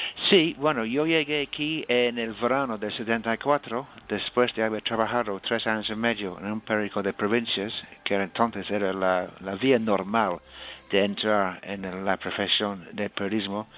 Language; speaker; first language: Spanish; non-native, fluent; English